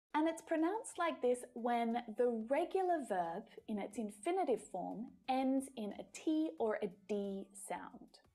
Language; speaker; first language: English; native; English